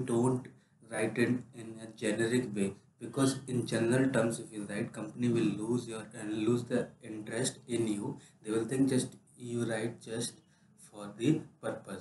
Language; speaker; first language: English; non-native, local second language; Hindi